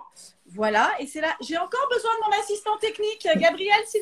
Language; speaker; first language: French; native; French